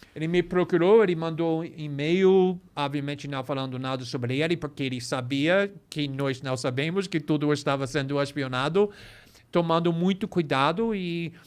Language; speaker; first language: Portuguese; non-native, fluent; English